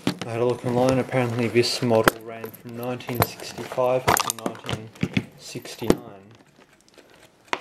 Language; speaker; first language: English; native; English